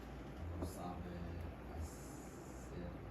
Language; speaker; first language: Spanish; non-native, learner; English